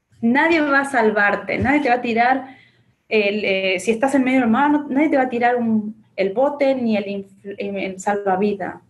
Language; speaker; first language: Spanish; native; Spanish